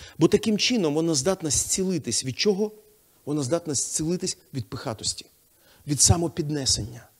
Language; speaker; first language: Ukrainian; non-native, local second language; Russian